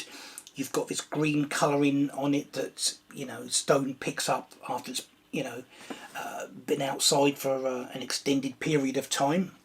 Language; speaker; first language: English; native; English